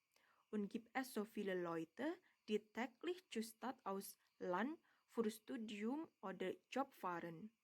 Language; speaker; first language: German; non-native, learner; Indonesian